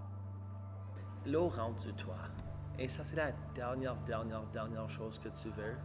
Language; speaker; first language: French; native; French